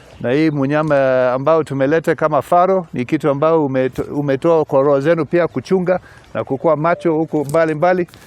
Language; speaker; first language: Swahili; non-native, local second language; English